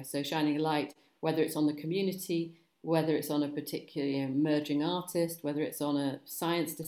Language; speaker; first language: English; native; English